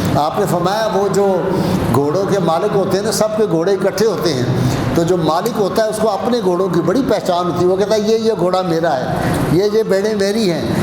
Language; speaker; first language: Urdu; non-native, local second language; Punjabi